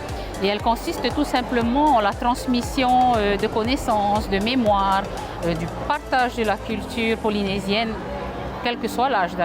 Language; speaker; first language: French; native; French